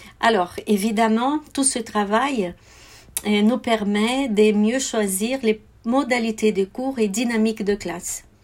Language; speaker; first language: French; non-native, fluent; Portuguese